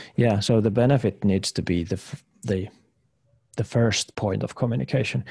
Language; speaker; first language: English; non-native, fluent; Finnish